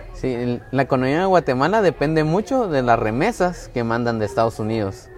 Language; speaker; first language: Spanish; native; Spanish